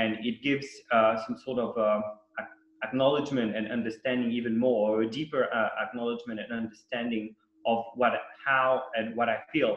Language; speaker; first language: English; non-native, fluent; Italian